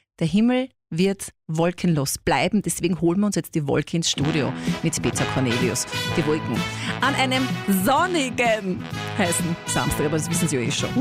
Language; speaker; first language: German; native; German